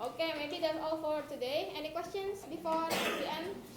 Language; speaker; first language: English; non-native, local second language; Indonesian